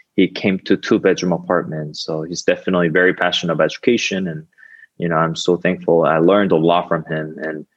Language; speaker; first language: English; non-native, fluent; Korean